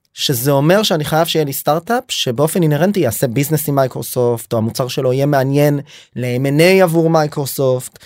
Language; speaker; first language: Hebrew; native; Hebrew